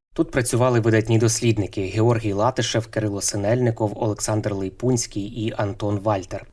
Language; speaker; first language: Ukrainian; native; Ukrainian